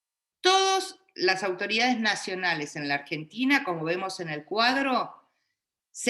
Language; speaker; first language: Spanish; native; Spanish